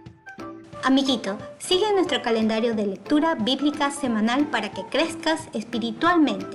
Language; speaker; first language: Spanish; native; Spanish